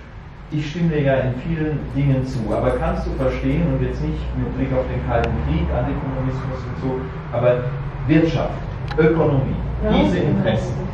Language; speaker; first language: German; native; German